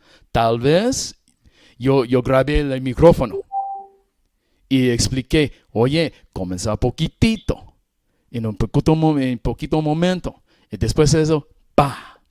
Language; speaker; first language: Spanish; non-native, learner; English